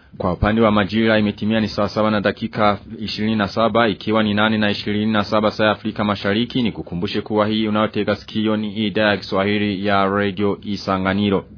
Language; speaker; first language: Swahili; non-native, local second language; Rundi